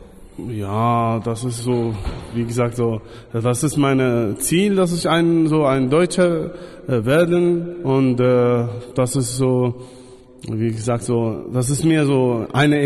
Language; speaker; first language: German; non-native, local second language; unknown